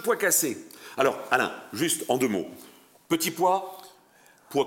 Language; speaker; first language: French; native; French